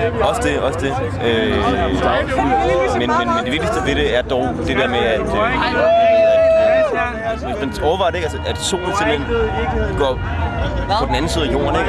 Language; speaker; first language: Danish; native; Danish